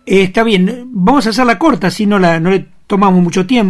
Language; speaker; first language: Spanish; native; Spanish